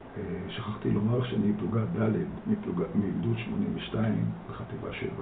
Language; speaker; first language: Hebrew; early bilingual, other home language; Dutch